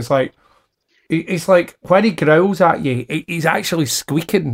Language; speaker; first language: English; native; English